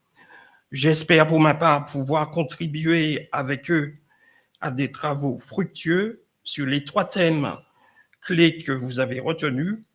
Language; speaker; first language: French; native; French